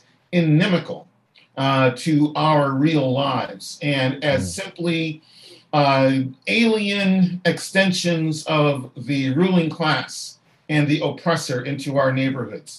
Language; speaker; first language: English; native; English